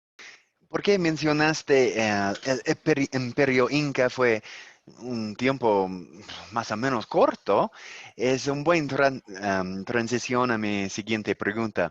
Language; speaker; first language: Spanish; non-native, learner; English